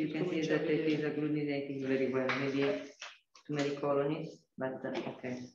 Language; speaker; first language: English; non-native, fluent; Italian